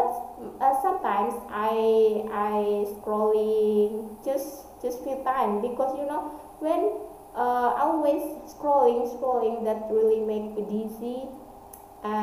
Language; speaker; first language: English; non-native, learner; Indonesian